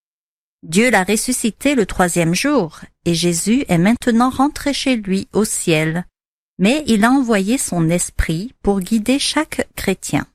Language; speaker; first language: French; native; French